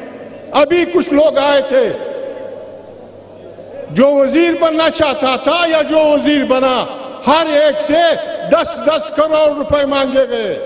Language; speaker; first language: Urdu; non-native, local second language; Pashto